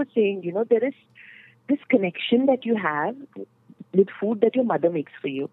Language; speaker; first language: English; non-native, local second language; Hindi